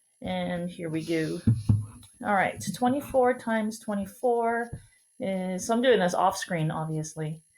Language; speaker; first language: English; native; English